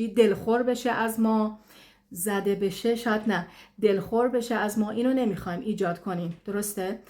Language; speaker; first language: Persian; non-native, fluent; English